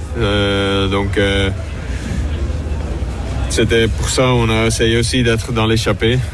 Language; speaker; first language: French; non-native, local second language; Dutch